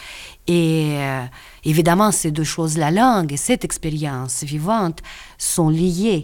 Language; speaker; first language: French; non-native, fluent; Russian